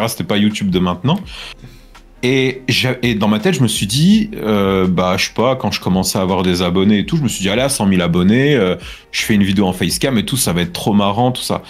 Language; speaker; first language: French; native; French